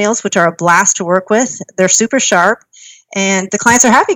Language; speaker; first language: English; native; English